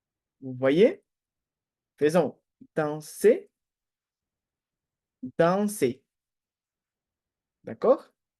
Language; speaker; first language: French; non-native, fluent; Spanish